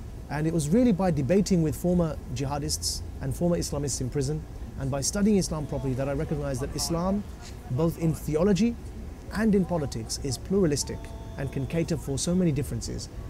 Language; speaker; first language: English; early bilingual, other home language; Urdu